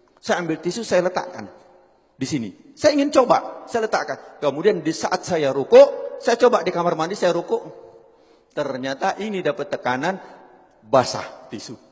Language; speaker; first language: Indonesian; native; Indonesian